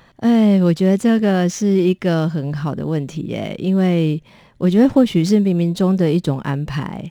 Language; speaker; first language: Chinese; native; Chinese